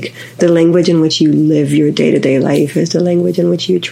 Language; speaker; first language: English; non-native, fluent; Hebrew